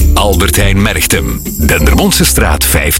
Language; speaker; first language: Dutch; native; Dutch